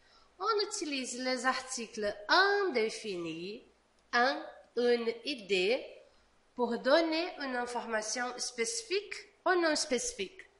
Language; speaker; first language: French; non-native, fluent; Portuguese